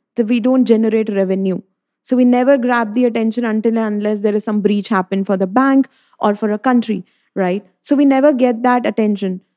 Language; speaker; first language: English; non-native, local second language; Hindi